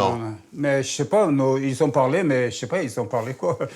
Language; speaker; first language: French; non-native, learner; Turkish